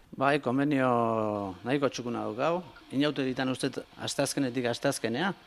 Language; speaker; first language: Basque; native; Basque